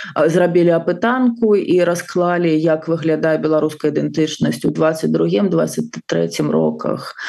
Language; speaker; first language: Belarusian; non-native, local second language; Russian